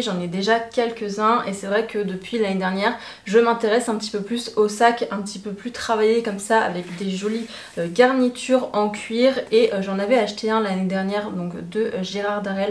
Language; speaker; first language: French; native; French